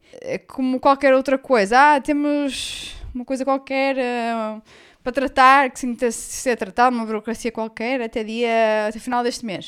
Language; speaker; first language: Portuguese; native; Portuguese